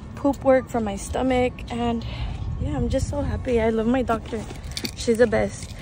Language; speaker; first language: English; early bilingual, other home language; Spanish